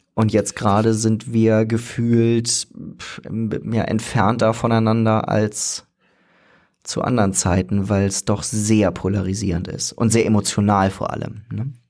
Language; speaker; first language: German; native; German